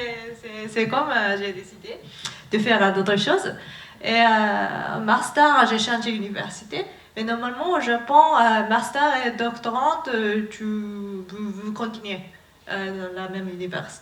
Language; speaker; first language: French; non-native, learner; Japanese